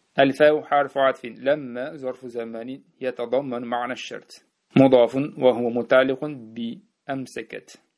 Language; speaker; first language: Arabic; non-native, fluent; Uzbek